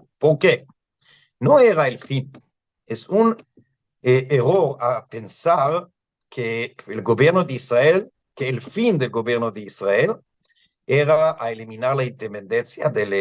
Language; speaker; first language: Spanish; non-native, fluent; Hebrew